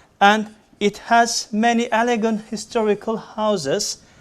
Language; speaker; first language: English; non-native, fluent; Turkish